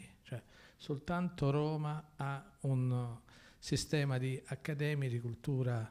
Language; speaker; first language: Italian; native; Italian